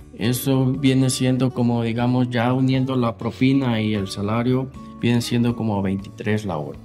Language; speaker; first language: Spanish; native; Spanish